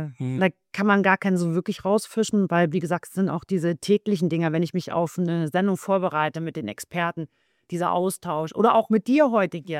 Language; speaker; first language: German; native; German